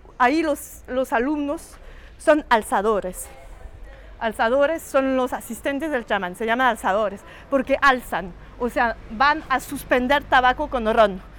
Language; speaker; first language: Spanish; non-native, fluent; French